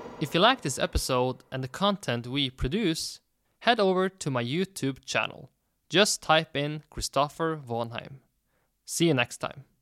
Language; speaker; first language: English; non-native, fluent; Norwegian